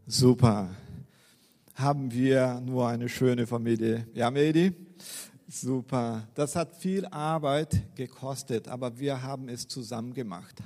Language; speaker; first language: German; non-native, fluent; Portuguese